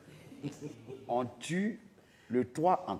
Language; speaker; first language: French; non-native, local second language; Dyula